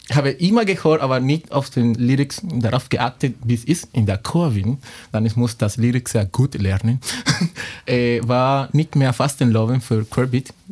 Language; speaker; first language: German; non-native, fluent; Spanish